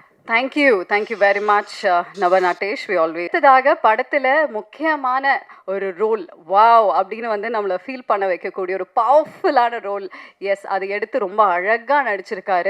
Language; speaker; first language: Tamil; native; Tamil